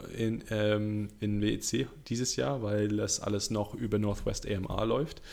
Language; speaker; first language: German; non-native, fluent; English